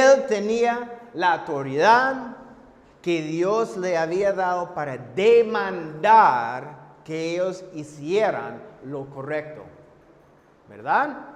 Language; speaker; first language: Spanish; non-native, fluent; English